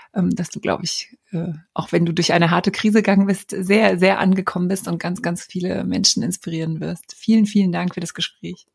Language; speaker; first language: German; native; German